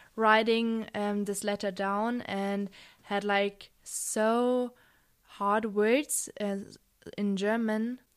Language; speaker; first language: English; non-native, fluent; German